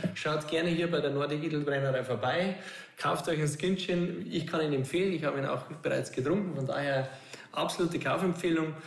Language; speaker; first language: German; native; German